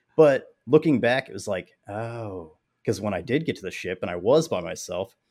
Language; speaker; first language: English; native; English